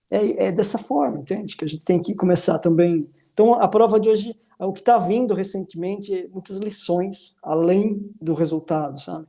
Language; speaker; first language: Portuguese; native; Portuguese